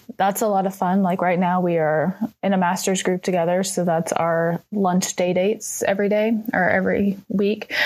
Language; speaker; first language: English; native; English